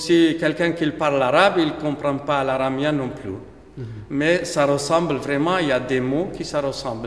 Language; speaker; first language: French; non-native, fluent; Aramaic